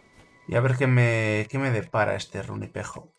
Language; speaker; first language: Spanish; native; Spanish